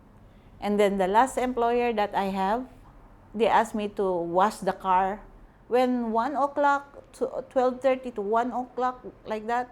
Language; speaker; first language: English; non-native, local second language; Filipino